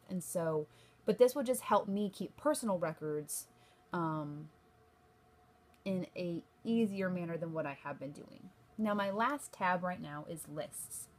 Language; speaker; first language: English; native; English